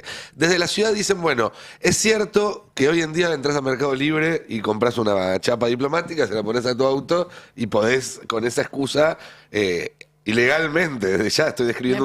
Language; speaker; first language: Spanish; native; Spanish